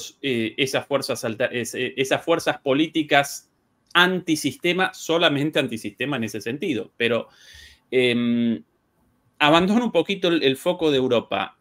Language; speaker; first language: Spanish; native; Spanish